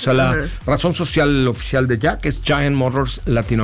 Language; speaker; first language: Spanish; native; Spanish